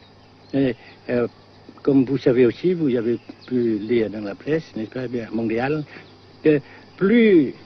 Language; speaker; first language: French; non-native, fluent; Vietnamese